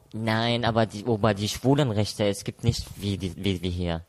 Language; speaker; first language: German; non-native, learner; Arabic